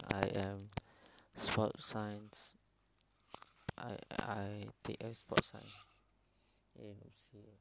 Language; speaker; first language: English; non-native, learner; Malay